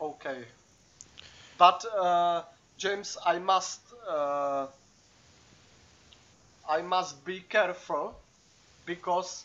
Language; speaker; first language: English; non-native, learner; Czech